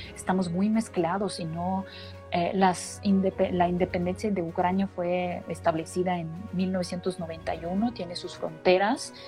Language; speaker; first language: Spanish; non-native, fluent; Russian